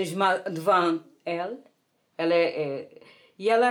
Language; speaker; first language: French; non-native, fluent; Portuguese